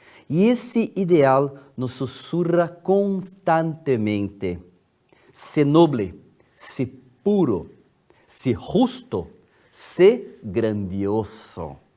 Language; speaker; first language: Spanish; non-native, fluent; Portuguese